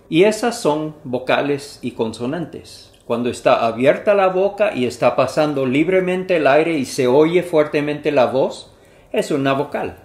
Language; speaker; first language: Spanish; non-native, fluent; English